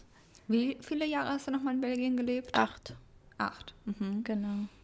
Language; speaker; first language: German; early bilingual, other home language; Russian